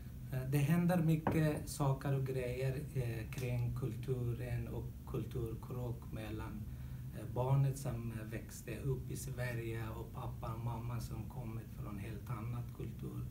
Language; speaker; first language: Swedish; non-native, learner; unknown